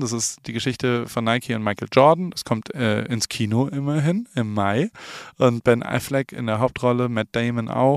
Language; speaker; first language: German; native; German